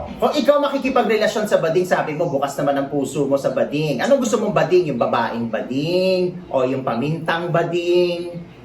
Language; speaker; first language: Filipino; native; Filipino